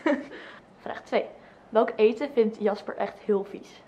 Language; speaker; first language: Dutch; native; Dutch